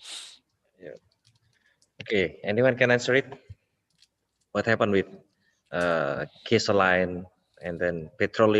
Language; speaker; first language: English; non-native, local second language; Indonesian